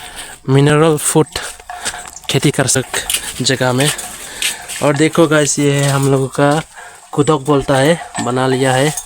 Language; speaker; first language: Hindi; non-native, local second language; Kok Borok